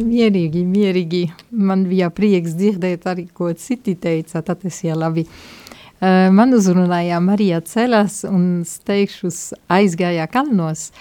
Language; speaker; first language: Latvian; non-native, fluent; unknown